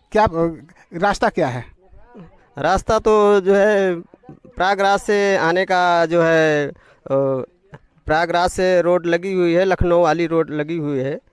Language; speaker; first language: Hindi; native; Hindi